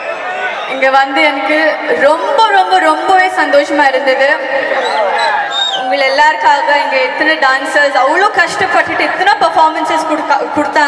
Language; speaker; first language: Tamil; non-native, fluent; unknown